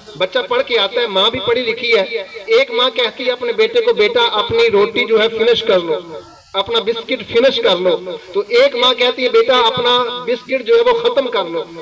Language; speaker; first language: Urdu; non-native, local second language; Punjabi